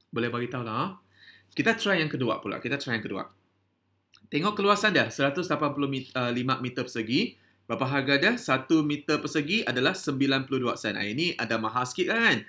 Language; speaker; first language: Malay; non-native, local second language; Chinese